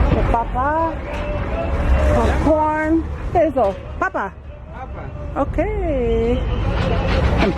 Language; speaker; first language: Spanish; non-native, learner; English